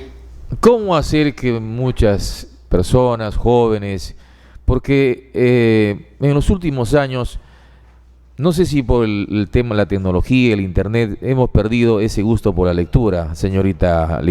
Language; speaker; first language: Spanish; native; Spanish